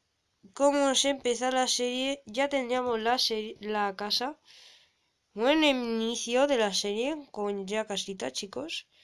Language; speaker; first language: Spanish; native; Spanish